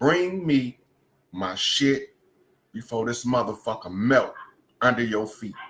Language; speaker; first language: English; native; English